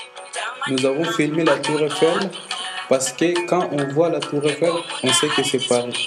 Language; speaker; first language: French; non-native, learner; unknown